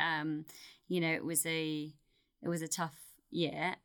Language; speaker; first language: English; native; English